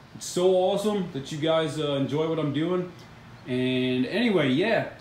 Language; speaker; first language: English; native; English